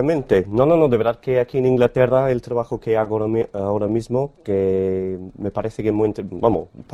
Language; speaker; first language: Spanish; non-native, fluent; English